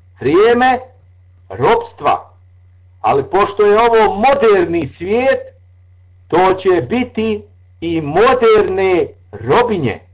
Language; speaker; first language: Bosnian; native; Bosnian